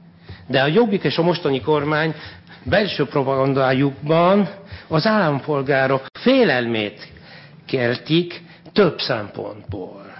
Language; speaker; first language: Hungarian; non-native, fluent; French